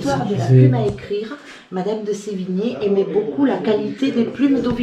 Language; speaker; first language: French; native; French